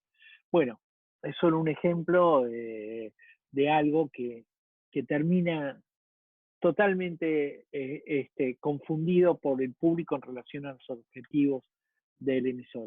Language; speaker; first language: Spanish; native; Spanish